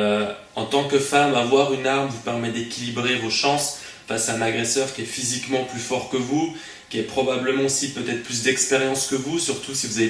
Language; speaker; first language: French; native; French